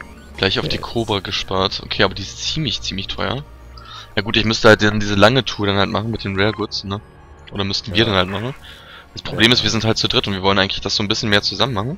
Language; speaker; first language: German; native; German